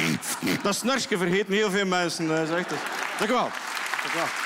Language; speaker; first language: Dutch; native; Dutch